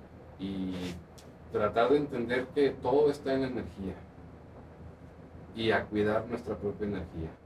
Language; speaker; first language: Spanish; native; Spanish